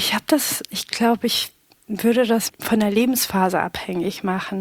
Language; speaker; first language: German; early bilingual, other home language; Pashto